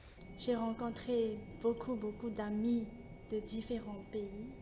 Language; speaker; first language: French; non-native, local second language; Malagasy